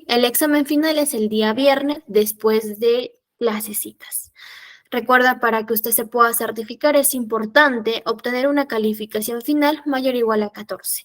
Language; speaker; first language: Spanish; native; Spanish